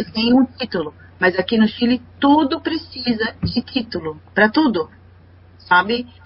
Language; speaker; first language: Portuguese; non-native, fluent; Spanish